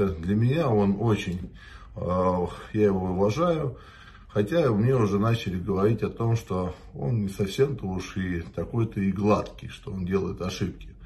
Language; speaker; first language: Russian; native; Russian